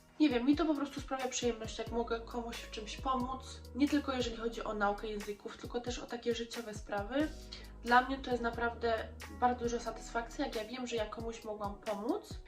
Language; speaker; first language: Polish; early bilingual, heritage; Polish